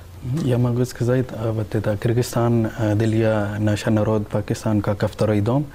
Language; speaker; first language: Russian; non-native, fluent; Urdu